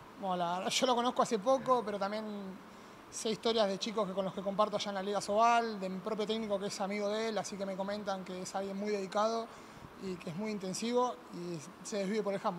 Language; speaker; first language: Spanish; native; Spanish